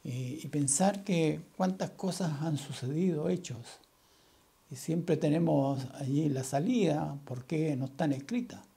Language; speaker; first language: Spanish; native; Spanish